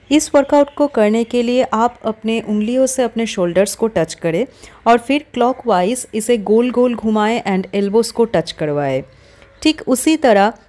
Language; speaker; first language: Hindi; native; Hindi